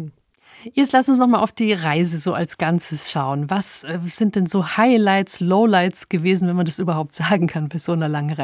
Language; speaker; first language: German; native; German